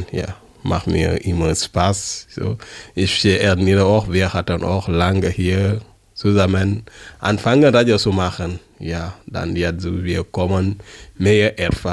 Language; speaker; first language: German; non-native, learner; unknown